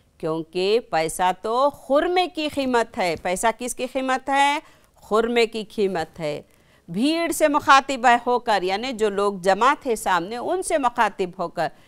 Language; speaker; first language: Urdu; native; Urdu